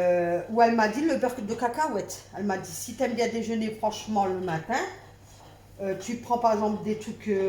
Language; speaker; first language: French; native; French